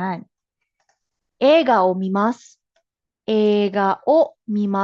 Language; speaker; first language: Japanese; non-native, fluent; Filipino